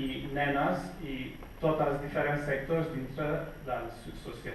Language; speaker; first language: Catalan; non-native, fluent; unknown